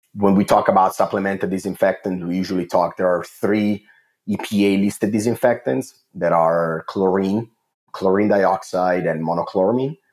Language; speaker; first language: English; non-native, fluent; Italian